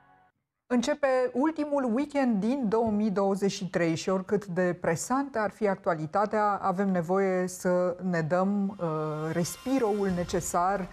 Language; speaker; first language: Romanian; native; Romanian